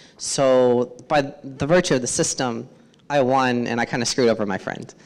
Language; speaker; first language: English; native; English